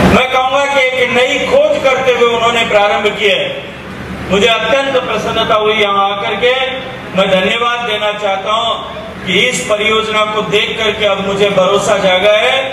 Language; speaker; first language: Hindi; native; Hindi